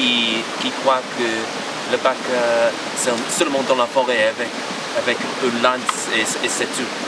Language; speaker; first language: French; non-native, learner; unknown